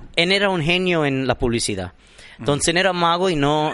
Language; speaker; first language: Spanish; early bilingual, heritage; Spanish